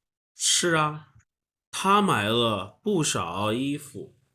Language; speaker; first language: Chinese; non-native, learner; Urdu